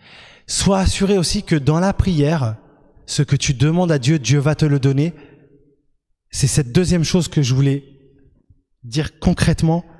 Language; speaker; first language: French; native; French